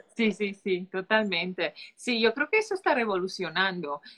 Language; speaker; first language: Spanish; non-native, fluent; Polish